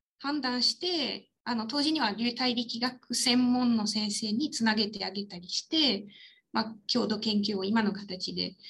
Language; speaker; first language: Japanese; non-native, fluent; French